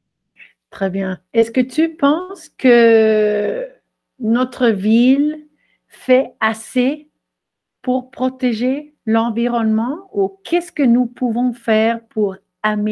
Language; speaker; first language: French; non-native, fluent; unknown